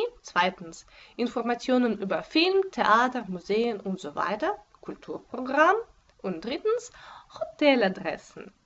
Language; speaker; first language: German; non-native, fluent; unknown